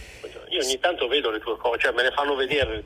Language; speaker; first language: Italian; native; Italian